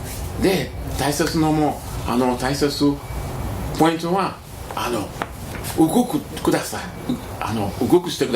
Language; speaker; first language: Japanese; non-native, learner; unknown